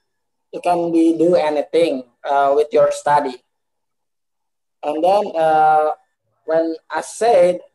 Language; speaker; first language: English; non-native, learner; Indonesian